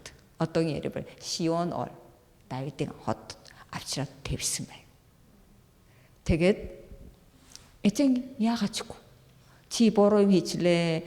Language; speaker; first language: Mongolian; non-native, fluent; Korean